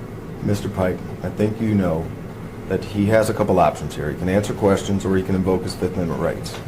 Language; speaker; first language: English; native; English